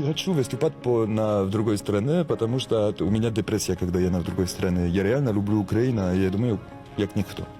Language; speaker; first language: Ukrainian; non-native, learner; French